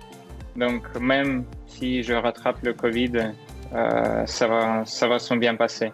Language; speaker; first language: French; non-native, learner; Russian